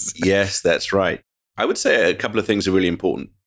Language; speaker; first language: English; native; English